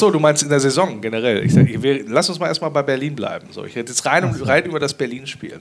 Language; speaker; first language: German; native; German